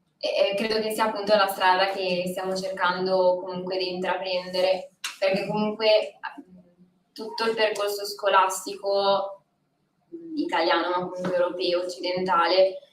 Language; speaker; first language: Italian; native; Italian